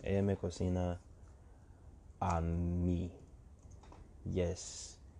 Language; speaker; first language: Spanish; non-native, learner; English